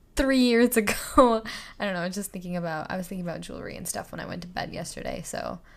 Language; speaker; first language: English; native; English